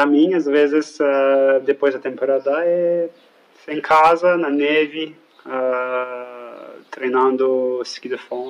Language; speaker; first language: Portuguese; non-native, fluent; French